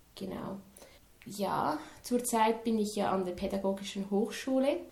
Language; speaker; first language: German; native; German